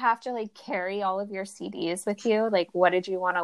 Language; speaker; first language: English; native; English